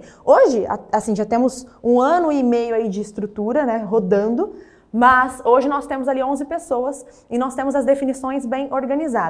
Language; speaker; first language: Portuguese; native; Portuguese